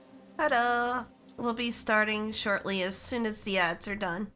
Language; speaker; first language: English; native; English